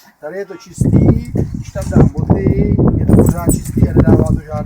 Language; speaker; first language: Czech; native; Czech